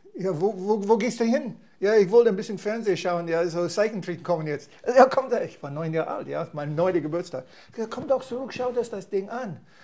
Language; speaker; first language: German; non-native, fluent; English